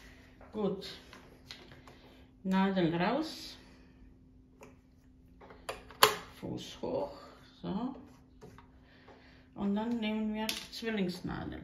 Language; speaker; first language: German; non-native, learner; Croatian